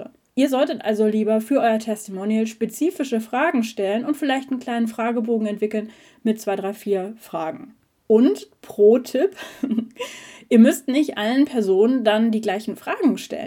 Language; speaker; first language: German; native; German